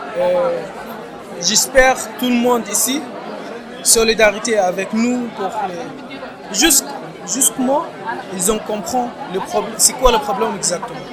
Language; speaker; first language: French; non-native, learner; Arabic